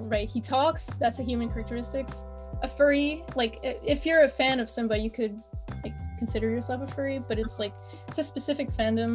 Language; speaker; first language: English; non-native, fluent; French